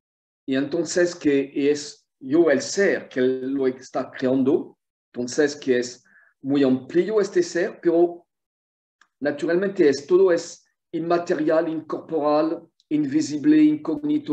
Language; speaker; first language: Spanish; non-native, fluent; French